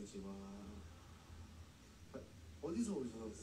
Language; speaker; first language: Korean; native; Korean